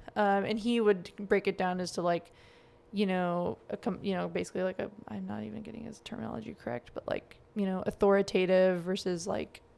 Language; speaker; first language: English; native; English